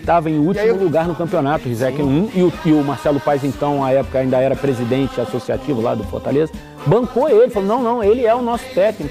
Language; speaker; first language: Portuguese; native; Portuguese